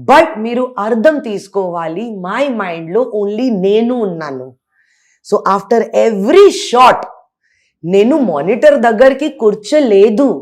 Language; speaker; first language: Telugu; non-native, local second language; Hindi